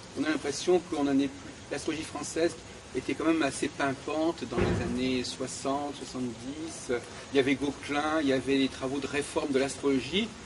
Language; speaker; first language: French; native; French